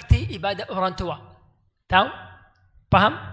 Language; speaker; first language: Indonesian; non-native, learner; Arabic